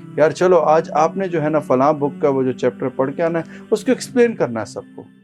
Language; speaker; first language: Urdu; non-native, local second language; Pashto